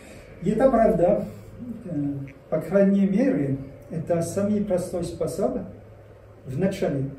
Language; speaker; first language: Russian; non-native, learner; French